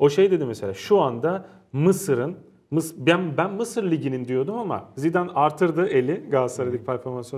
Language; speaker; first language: Turkish; native; Turkish